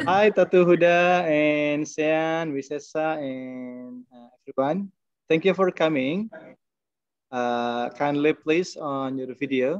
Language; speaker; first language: English; non-native, learner; Indonesian